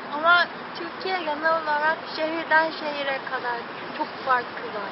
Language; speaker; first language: Turkish; non-native, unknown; Korean